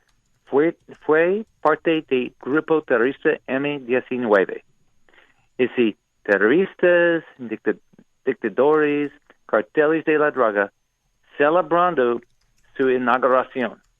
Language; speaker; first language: Spanish; non-native, learner; English